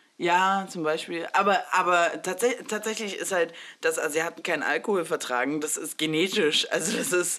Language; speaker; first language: German; early bilingual, other home language; Spanish